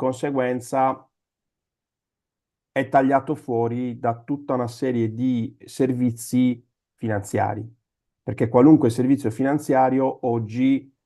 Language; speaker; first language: Italian; native; Italian